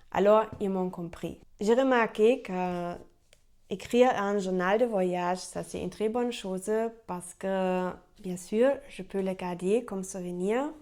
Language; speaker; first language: French; non-native, learner; German